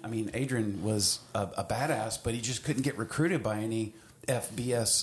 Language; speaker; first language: English; native; English